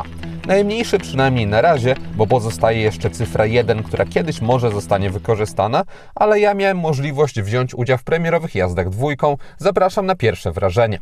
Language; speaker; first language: Polish; native; Polish